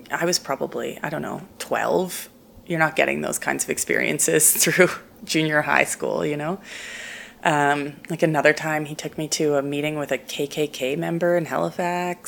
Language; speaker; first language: English; native; English